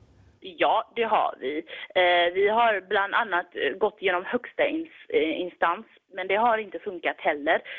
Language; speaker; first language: Swedish; early bilingual, other home language; Tigrinya